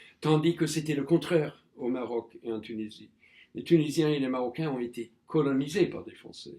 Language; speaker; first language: French; non-native, fluent; English